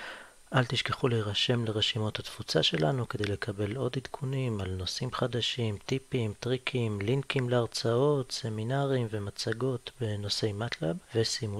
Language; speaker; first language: Hebrew; native; Hebrew